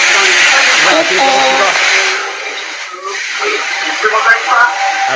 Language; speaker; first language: French; native; French